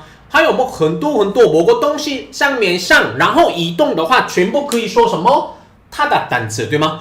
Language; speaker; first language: Chinese; non-native, fluent; Korean